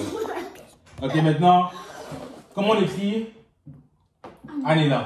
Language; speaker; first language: French; native; French